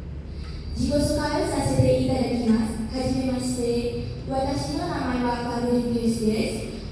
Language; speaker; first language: Japanese; non-native, learner; Indonesian